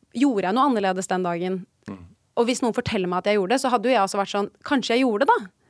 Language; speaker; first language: Norwegian; native; Norwegian